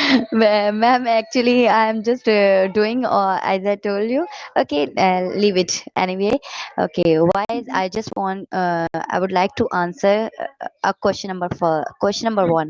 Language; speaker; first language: English; non-native, learner; Urdu